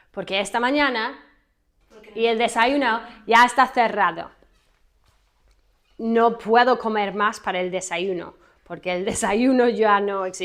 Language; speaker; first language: Spanish; non-native, fluent; English